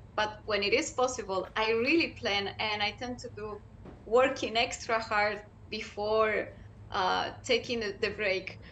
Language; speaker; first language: English; non-native, fluent; Spanish